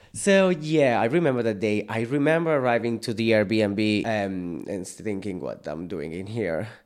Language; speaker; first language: English; non-native, fluent; Spanish